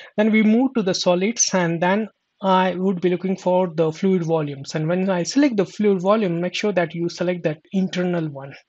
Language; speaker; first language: English; non-native, local second language; Marathi